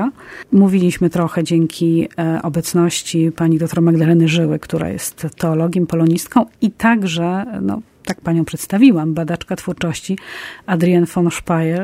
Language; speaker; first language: Polish; native; Polish